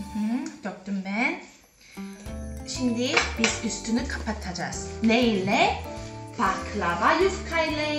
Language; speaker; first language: Turkish; non-native, fluent; Korean